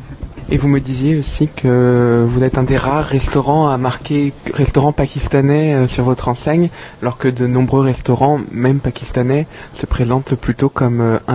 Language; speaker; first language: French; native; French